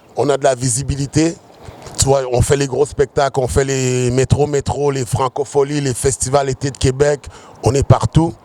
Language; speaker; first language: French; early bilingual, other home language; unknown